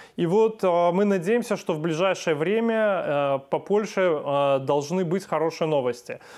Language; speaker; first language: Russian; native; Russian